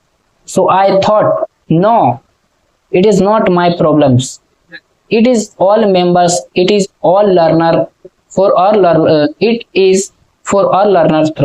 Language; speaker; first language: English; non-native, learner; Hindi